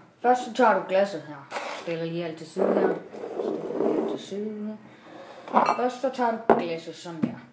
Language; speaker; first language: Danish; native; Danish